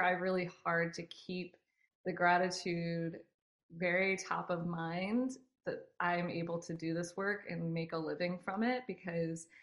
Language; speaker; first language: English; native; English